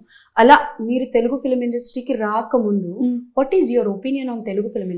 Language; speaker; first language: Telugu; native; Telugu